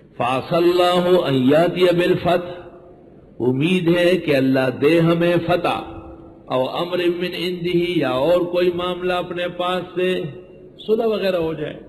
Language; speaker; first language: Urdu; non-native, local second language; Pashto